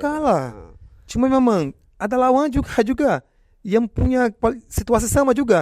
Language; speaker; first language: Indonesian; non-native, fluent; Portuguese